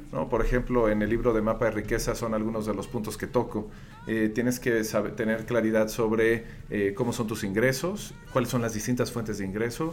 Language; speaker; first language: Spanish; native; Spanish